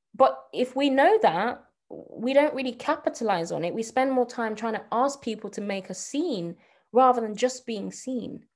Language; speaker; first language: English; native; English